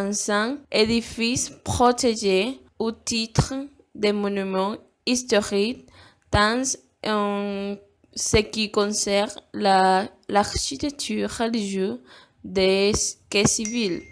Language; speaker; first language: French; non-native, learner; Spanish